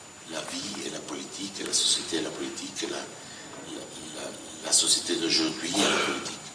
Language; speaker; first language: French; non-native, fluent; Italian